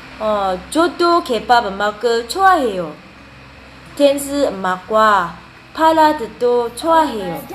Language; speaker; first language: Korean; non-native, learner; Indonesian